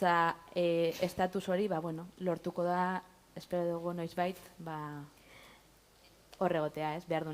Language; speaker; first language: Basque; native; Basque